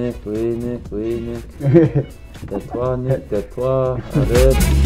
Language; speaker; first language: French; non-native, learner; English